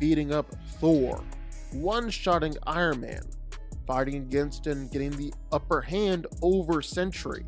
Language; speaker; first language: English; native; English